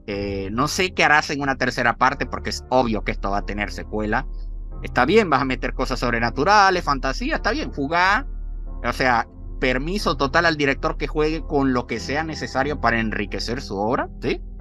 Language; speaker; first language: Spanish; native; Spanish